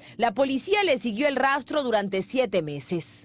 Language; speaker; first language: Spanish; native; Spanish